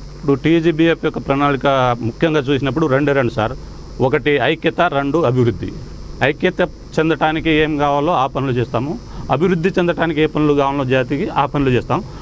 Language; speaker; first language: Telugu; non-native, local second language; Lambadi